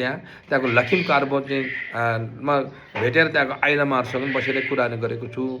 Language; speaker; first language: Nepali; non-native, local second language; Gurung